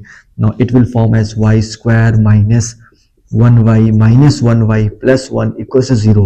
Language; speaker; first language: English; non-native, local second language; Hindi